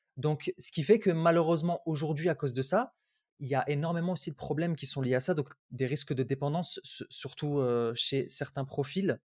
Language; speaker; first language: French; early bilingual, other home language; Arabic